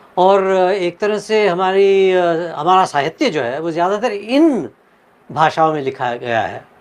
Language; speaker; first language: Hindi; native; Hindi